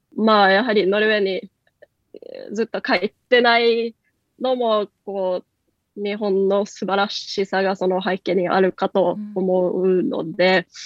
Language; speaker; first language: Japanese; non-native, fluent; Norwegian